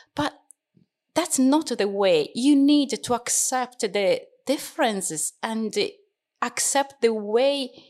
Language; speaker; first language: English; non-native, fluent; Italian